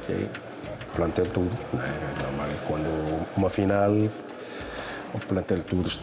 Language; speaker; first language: Portuguese; non-native, fluent; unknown